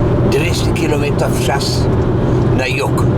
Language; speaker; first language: Russian; non-native, learner; German